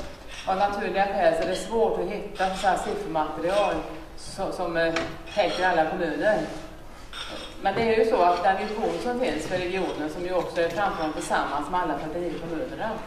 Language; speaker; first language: Swedish; native; Swedish